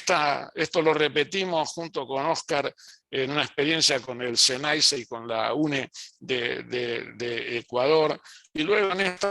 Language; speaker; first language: Spanish; native; Spanish